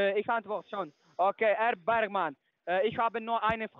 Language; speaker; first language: German; non-native, learner; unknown